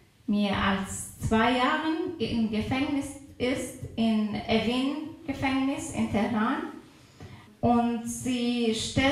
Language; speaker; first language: German; non-native, fluent; Persian